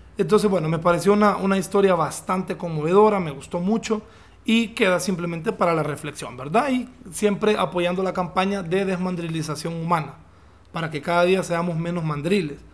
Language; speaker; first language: Spanish; native; Spanish